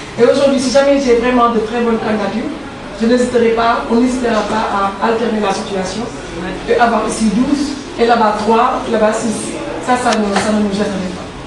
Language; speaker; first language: French; non-native, local second language; Wolof